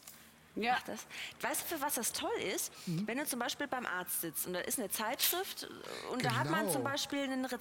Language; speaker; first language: German; native; German